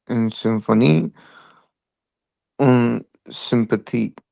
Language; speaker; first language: French; non-native, learner; Hindi